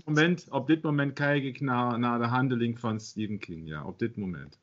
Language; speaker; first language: Dutch; non-native, learner; German